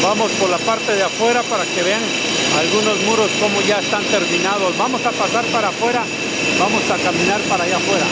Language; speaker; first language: Spanish; native; Spanish